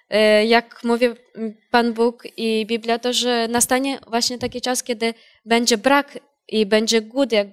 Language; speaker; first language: Polish; non-native, learner; Ukrainian